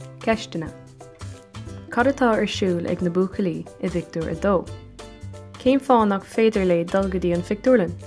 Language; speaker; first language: Irish; non-native, local second language; English